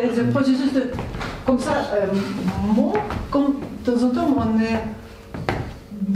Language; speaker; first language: French; non-native, learner; Russian